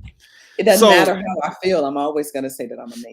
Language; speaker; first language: English; native; English